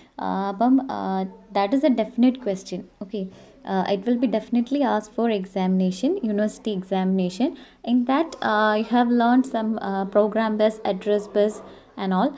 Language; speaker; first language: English; non-native, local second language; Malayalam